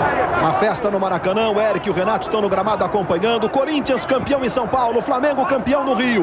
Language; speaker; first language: Portuguese; native; Portuguese